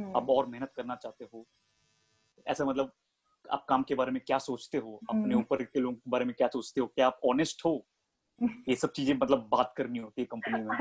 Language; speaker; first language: Hindi; native; Hindi